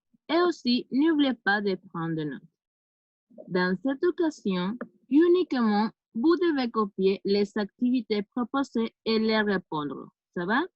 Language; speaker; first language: French; non-native, fluent; Spanish